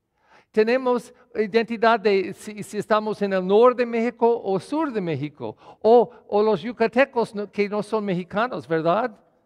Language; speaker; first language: Spanish; non-native, fluent; English